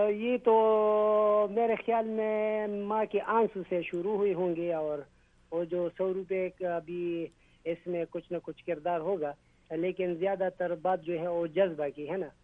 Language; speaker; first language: Urdu; non-native, local second language; Pashto